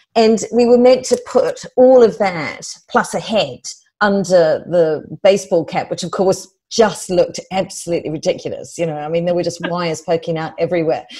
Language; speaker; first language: English; native; English